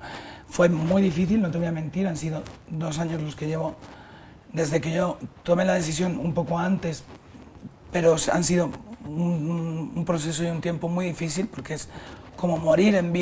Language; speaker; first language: Spanish; native; Spanish